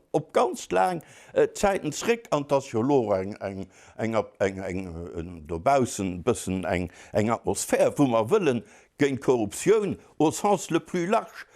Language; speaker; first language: Luxembourgish; native; Luxembourgish